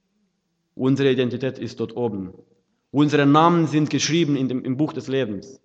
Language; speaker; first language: German; non-native, fluent; Russian